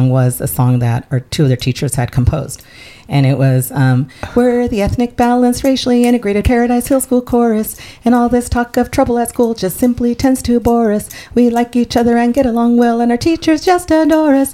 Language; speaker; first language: English; early bilingual, other home language; Spanish